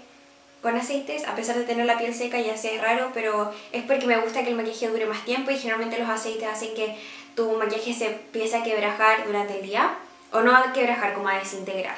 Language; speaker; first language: Spanish; native; Spanish